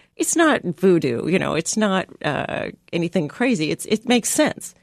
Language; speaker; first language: English; native; English